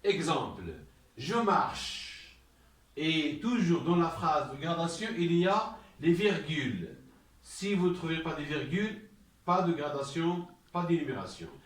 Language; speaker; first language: French; non-native, local second language; Arabic